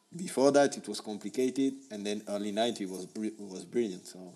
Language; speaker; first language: English; non-native, fluent; French